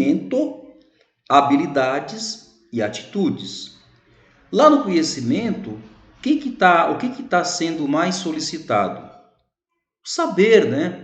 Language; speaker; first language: Portuguese; native; Portuguese